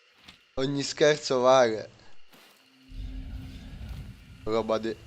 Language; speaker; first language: Italian; native; Italian